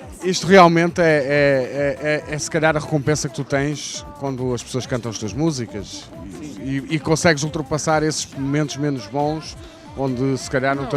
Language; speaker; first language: Portuguese; native; Portuguese